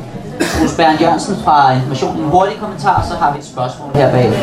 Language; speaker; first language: Danish; native; Danish